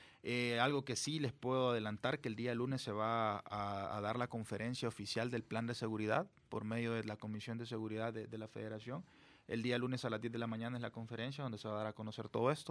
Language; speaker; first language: Spanish; native; Spanish